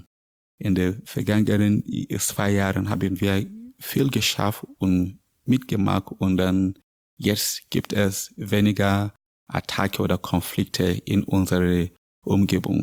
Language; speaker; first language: German; non-native, learner; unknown